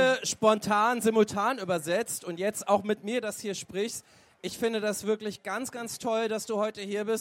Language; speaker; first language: German; native; German